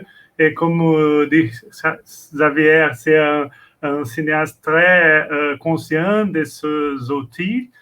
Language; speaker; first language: French; non-native, learner; Portuguese